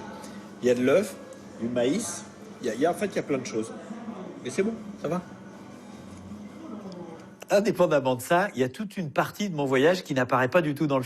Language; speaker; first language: French; native; French